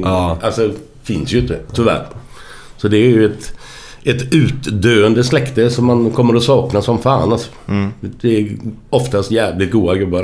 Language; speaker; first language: Swedish; native; Swedish